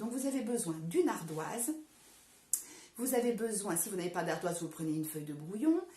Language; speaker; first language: French; native; French